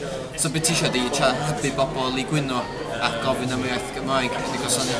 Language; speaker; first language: Welsh; native; Welsh